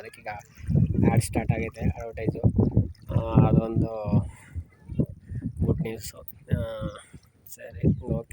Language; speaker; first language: Kannada; native; Kannada